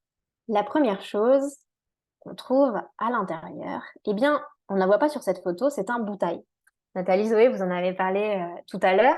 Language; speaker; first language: French; native; French